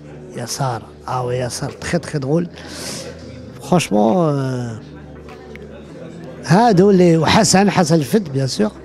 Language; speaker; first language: Arabic; early bilingual, heritage; Arabic